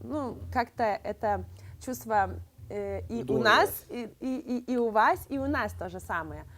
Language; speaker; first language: Russian; non-native, fluent; Lithuanian